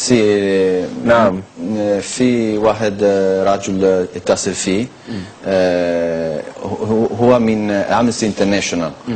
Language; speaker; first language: Arabic; non-native, learner; Italian